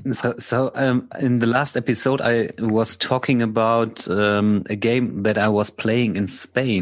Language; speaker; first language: English; non-native, fluent; German